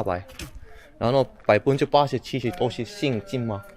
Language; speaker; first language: Chinese; non-native, fluent; Korean